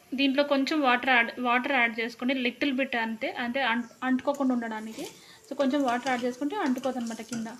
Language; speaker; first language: Telugu; non-native, local second language; Lambadi